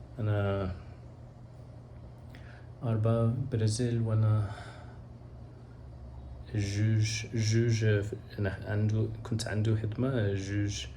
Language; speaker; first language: Arabic; non-native, learner; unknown